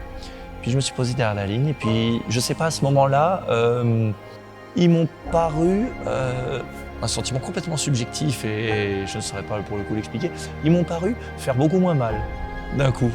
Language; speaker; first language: French; native; French